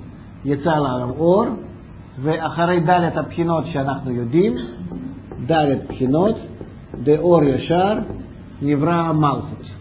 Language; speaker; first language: Hebrew; non-native, fluent; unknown